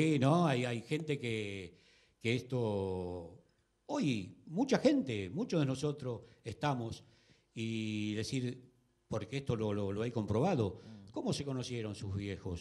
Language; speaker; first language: Spanish; native; Spanish